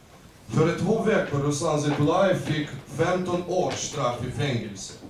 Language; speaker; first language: Swedish; non-native, learner; Ukrainian